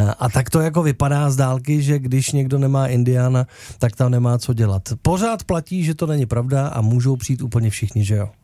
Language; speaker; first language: Czech; native; Czech